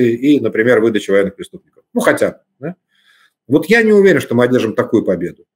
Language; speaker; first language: Russian; native; Russian